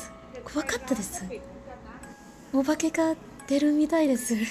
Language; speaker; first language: Japanese; non-native, learner; Thai